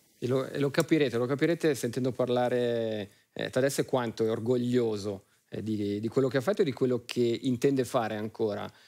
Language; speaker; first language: Italian; native; Italian